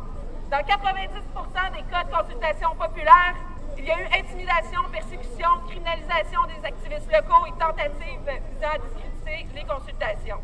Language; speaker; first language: French; native; French